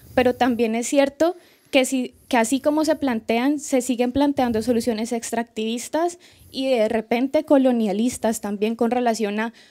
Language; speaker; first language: Spanish; native; Spanish